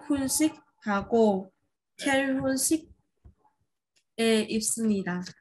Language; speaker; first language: Korean; non-native, learner; Vietnamese